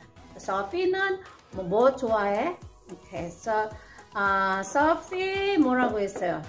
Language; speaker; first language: Korean; non-native, learner; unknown